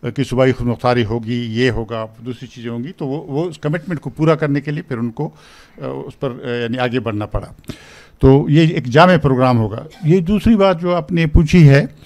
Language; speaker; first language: Urdu; non-native, local second language; Pashto